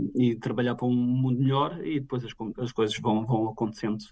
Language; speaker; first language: Portuguese; native; Portuguese